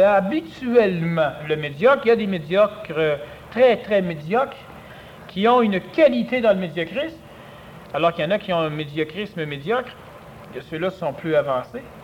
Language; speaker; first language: French; native; French